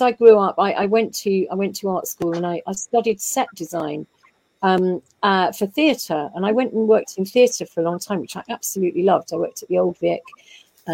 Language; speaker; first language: English; native; English